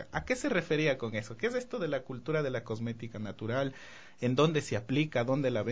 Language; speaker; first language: Spanish; native; Spanish